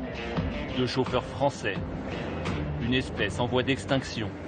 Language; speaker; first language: French; native; French